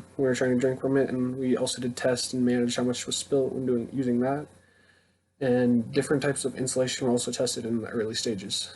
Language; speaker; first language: English; native; English